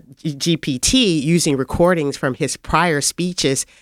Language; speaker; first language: English; native; English